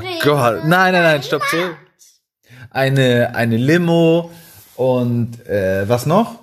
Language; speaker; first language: German; non-native, fluent; Spanish